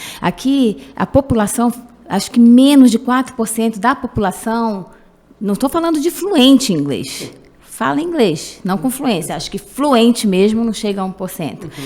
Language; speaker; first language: Portuguese; native; Portuguese